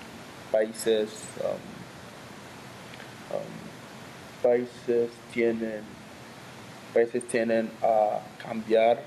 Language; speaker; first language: Spanish; non-native, learner; English